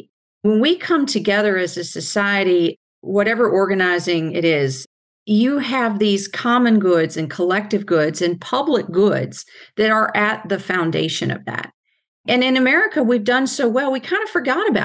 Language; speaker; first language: English; native; English